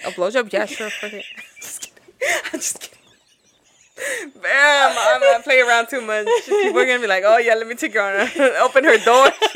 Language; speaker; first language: English; early bilingual, other home language; Spanish